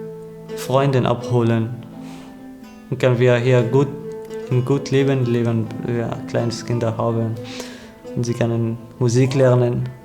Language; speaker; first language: German; non-native, learner; Arabic